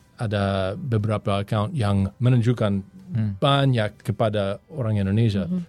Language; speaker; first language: Indonesian; non-native, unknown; English